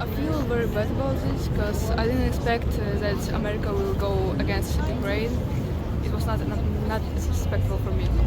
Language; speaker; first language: English; non-native, learner; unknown